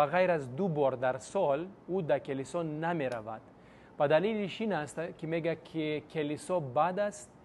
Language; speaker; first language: Persian; non-native, fluent; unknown